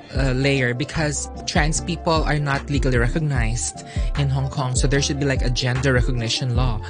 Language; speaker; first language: English; non-native, local second language; Filipino